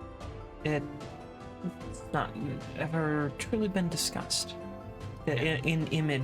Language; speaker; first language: English; native; English